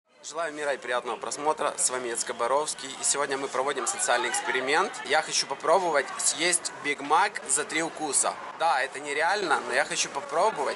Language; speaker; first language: Russian; native; Russian